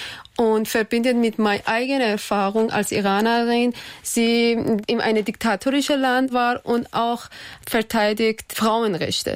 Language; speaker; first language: German; non-native, learner; Persian